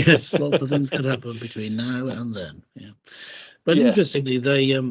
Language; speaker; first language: English; native; English